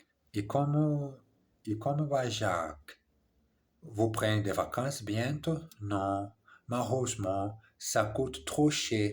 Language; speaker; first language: French; non-native, learner; English